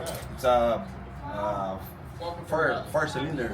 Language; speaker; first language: English; non-native, learner; Portuguese